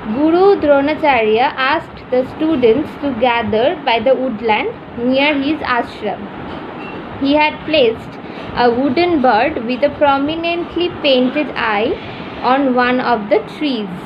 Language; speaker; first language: English; non-native, local second language; Bangla